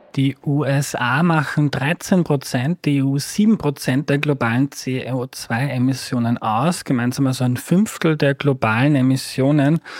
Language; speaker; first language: German; native; German